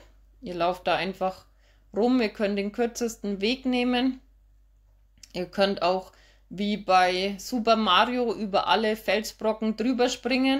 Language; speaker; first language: German; native; German